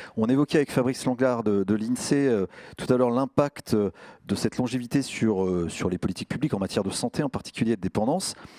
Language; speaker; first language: French; native; French